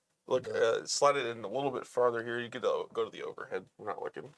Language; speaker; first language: English; native; English